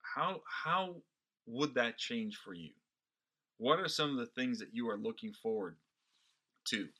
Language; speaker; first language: English; non-native, fluent; Portuguese